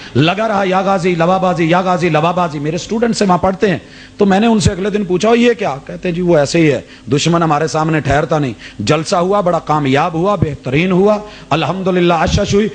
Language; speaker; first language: Urdu; non-native, local second language; Punjabi